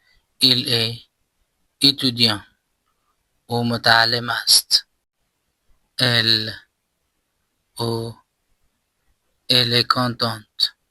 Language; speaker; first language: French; non-native, fluent; Persian